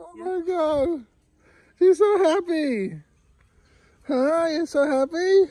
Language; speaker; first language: English; native; English